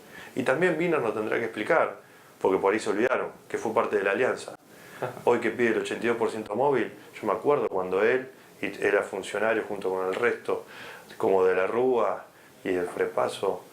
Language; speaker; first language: Spanish; native; Spanish